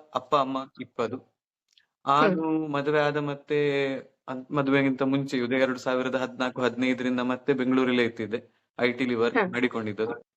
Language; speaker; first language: Kannada; native; Kannada